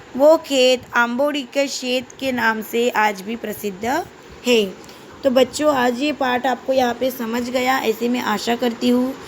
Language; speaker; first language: Hindi; non-native, local second language; Marathi